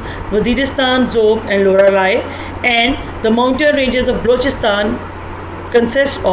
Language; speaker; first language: English; non-native, local second language; Urdu